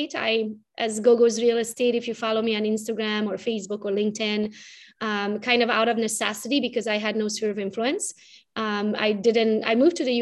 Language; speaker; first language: English; non-native, fluent; Romanian